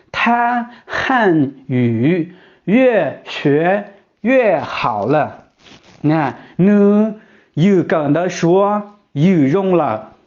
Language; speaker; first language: Chinese; non-native, fluent; Hmong